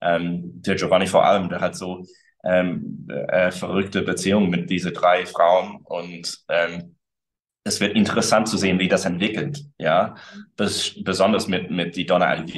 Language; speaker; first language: German; early bilingual, other home language; English